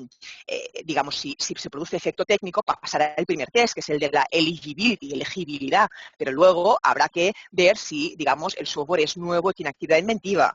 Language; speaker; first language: Spanish; native; Spanish